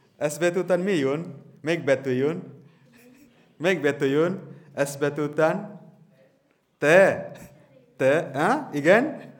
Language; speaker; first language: Hungarian; non-native, learner; Bangla